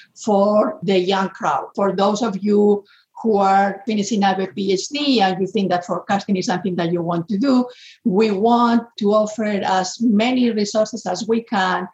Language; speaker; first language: English; non-native, fluent; Spanish